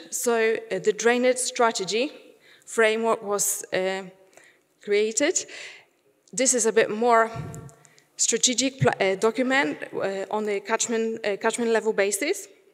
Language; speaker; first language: English; non-native, fluent; Polish